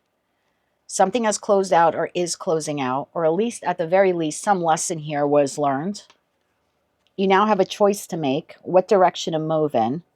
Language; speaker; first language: English; native; English